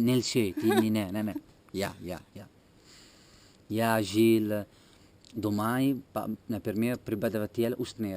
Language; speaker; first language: Russian; non-native, learner; Italian